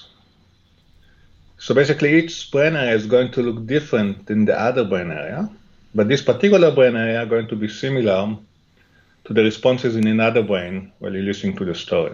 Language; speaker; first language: English; non-native, fluent; Hebrew